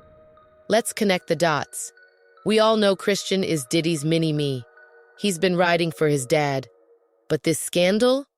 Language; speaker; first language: English; native; English